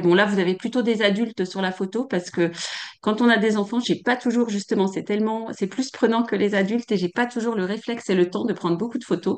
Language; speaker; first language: French; native; French